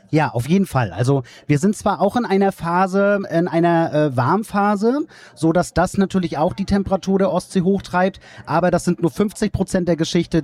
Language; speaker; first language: German; native; German